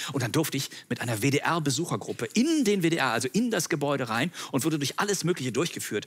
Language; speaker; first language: German; native; German